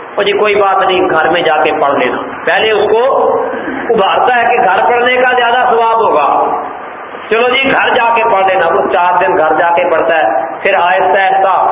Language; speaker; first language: Urdu; non-native, local second language; Punjabi